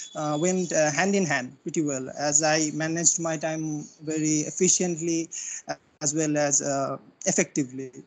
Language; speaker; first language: English; non-native, local second language; Bangla